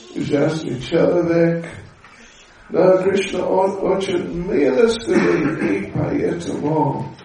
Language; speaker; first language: Russian; non-native, learner; English